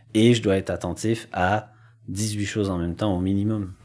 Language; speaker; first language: French; native; French